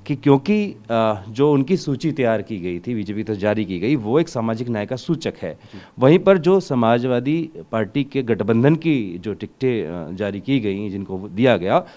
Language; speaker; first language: Hindi; native; Hindi